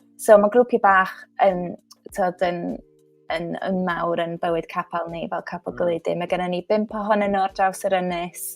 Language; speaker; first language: Welsh; non-native, local second language; English